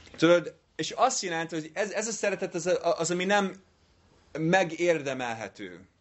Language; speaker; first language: Hungarian; non-native, fluent; English